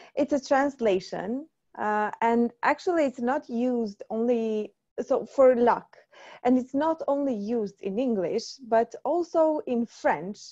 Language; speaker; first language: English; non-native, fluent; Romanian